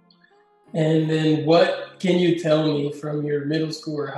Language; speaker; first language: English; non-native, fluent; Spanish